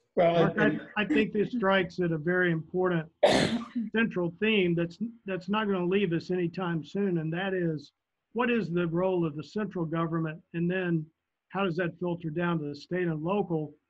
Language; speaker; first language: English; native; English